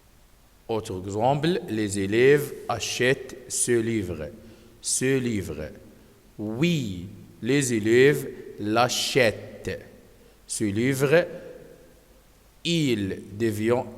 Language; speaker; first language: French; non-native, fluent; Arabic